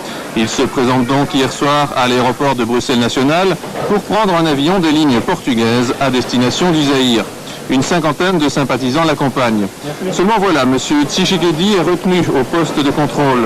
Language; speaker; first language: French; native; French